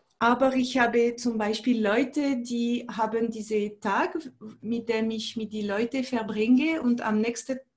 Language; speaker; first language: German; non-native, fluent; French